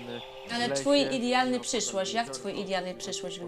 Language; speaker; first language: Polish; non-native, learner; Dutch